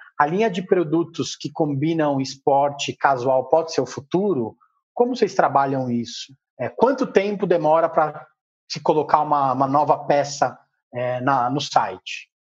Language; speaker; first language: Portuguese; native; Portuguese